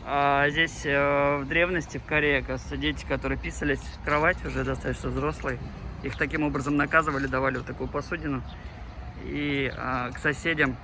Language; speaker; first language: Russian; native; Russian